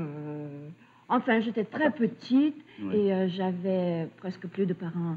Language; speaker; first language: French; early bilingual, other home language; Russian